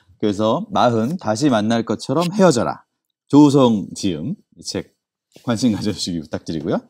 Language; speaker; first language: Korean; native; Korean